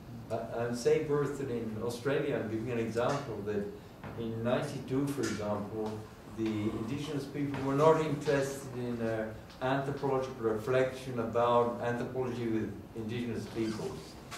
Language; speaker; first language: English; native; English